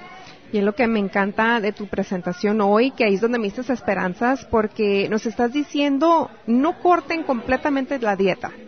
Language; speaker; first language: Spanish; native; Spanish